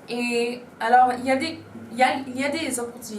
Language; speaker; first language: French; non-native, local second language; Spanish